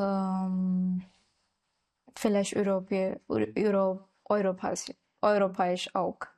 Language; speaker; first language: German; non-native, learner; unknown